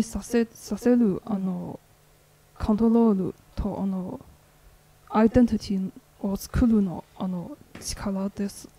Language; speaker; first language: Japanese; non-native, learner; Chinese